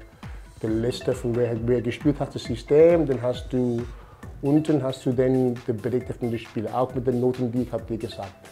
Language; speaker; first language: German; non-native, fluent; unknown